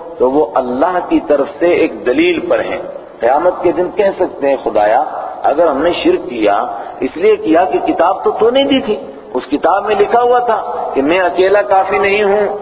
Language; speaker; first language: Urdu; native; Urdu